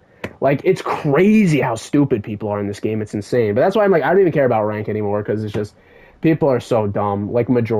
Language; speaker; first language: English; native; English